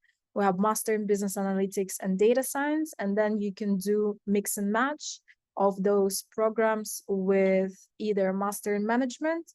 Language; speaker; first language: English; non-native, fluent; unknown